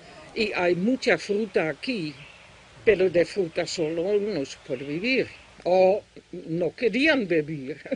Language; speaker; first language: Spanish; non-native, fluent; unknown